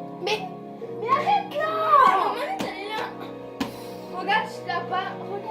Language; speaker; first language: French; native; French